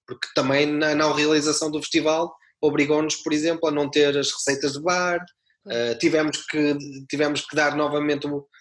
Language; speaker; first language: Portuguese; native; Portuguese